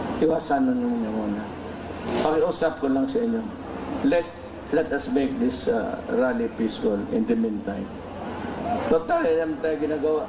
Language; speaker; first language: Filipino; non-native, local second language; Cebuano